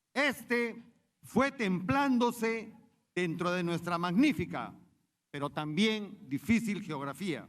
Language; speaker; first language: Spanish; native; Spanish